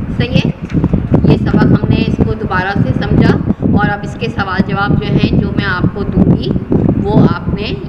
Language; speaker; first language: Urdu; native; Urdu